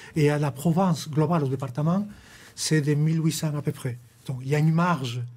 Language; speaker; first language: French; non-native, fluent; Spanish